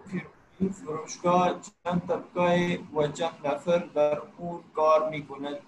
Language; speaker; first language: Persian; non-native, learner; Urdu